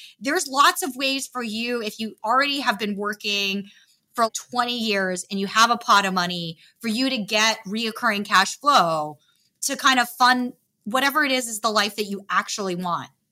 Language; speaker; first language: English; native; English